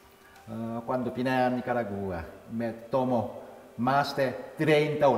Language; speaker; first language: Spanish; non-native, fluent; Korean